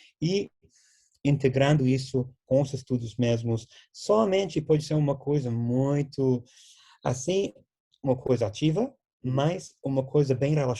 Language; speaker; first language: Portuguese; non-native, fluent; English